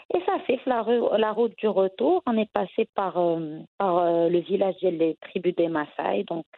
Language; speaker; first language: French; non-native, local second language; Arabic